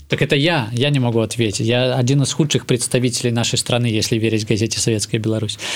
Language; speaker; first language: Russian; native; Russian